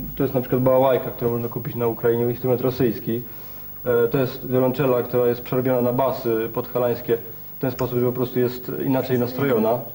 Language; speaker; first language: Polish; native; Polish